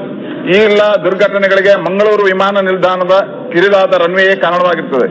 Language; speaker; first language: Kannada; native; Kannada